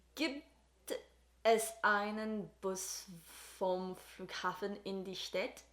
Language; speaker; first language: German; non-native, learner; English